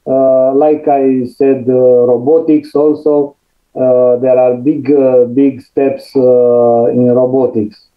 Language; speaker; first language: English; non-native, fluent; Romanian